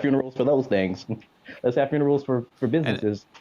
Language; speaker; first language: English; native; English